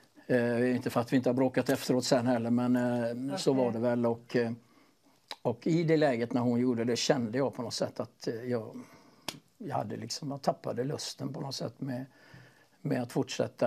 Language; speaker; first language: Swedish; native; Swedish